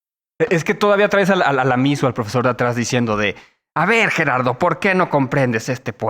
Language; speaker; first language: Spanish; native; Spanish